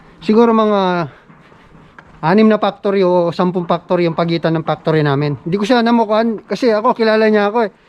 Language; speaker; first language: Filipino; native; Filipino